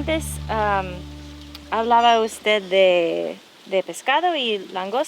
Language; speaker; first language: Spanish; non-native, learner; English